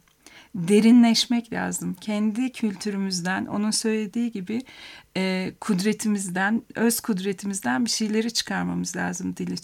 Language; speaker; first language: Turkish; native; Turkish